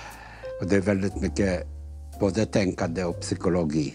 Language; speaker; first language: Swedish; non-native, fluent; Polish